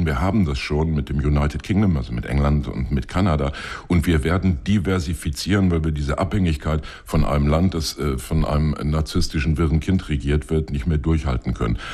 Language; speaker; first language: German; native; German